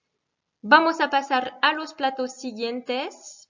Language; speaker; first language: Spanish; non-native, fluent; French